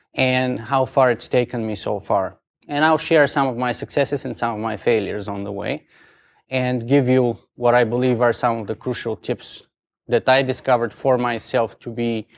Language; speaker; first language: English; non-native, fluent; Bulgarian